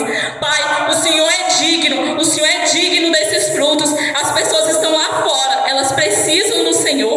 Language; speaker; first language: Portuguese; native; Portuguese